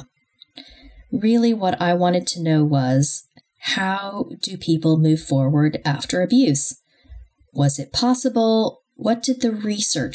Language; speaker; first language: English; native; English